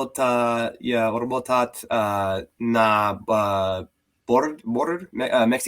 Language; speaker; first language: Russian; non-native, learner; English